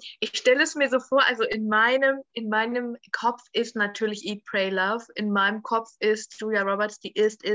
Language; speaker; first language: German; native; German